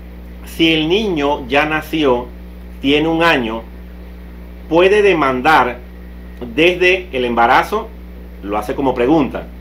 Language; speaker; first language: Spanish; native; Spanish